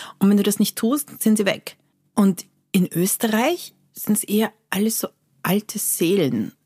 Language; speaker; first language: German; early bilingual, other home language; Persian